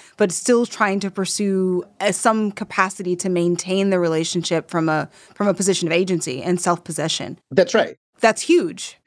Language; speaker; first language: English; native; English